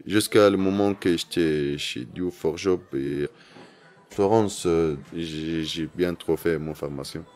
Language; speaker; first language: French; non-native, learner; Arabic